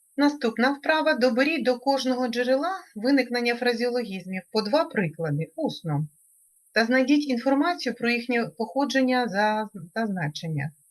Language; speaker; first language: Ukrainian; native; Ukrainian